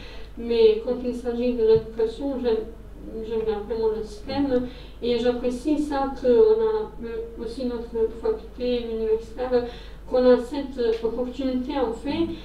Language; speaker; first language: French; non-native, fluent; Serbian